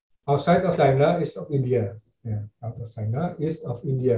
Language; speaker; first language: English; non-native, fluent; Indonesian